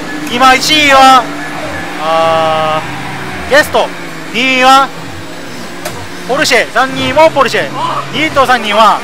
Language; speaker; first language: Japanese; non-native, learner; Korean